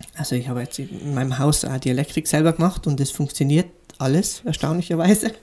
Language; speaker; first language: German; native; German